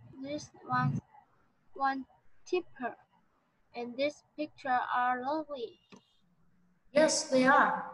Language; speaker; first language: English; non-native, learner; Vietnamese